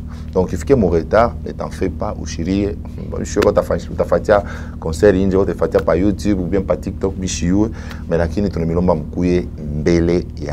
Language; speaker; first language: French; non-native, local second language; Swahili